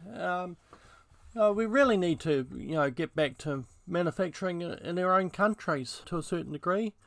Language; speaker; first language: English; native; English